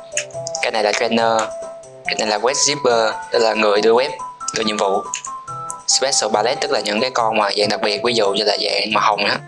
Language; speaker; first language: Vietnamese; native; Vietnamese